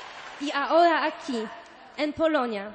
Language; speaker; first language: Spanish; non-native, fluent; Polish